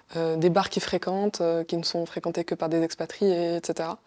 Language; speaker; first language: French; non-native, local second language; Arabic